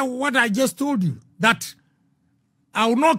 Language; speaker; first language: English; non-native, local second language; Akan